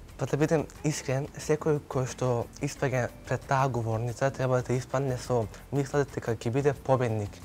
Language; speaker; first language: Macedonian; non-native, local second language; Turkish